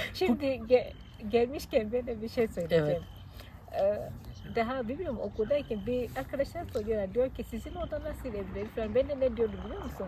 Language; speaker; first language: Turkish; non-native, fluent; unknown